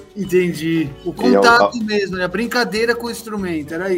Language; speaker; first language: Portuguese; native; Portuguese